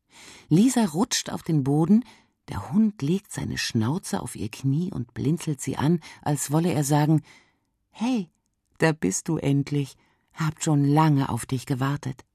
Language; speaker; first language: German; native; German